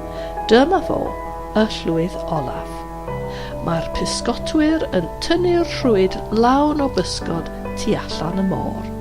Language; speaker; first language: Welsh; non-native, fluent; English